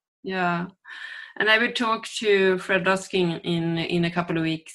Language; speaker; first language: English; non-native, fluent; Swedish